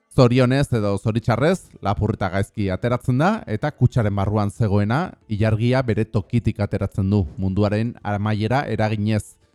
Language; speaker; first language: Basque; non-native, fluent; Spanish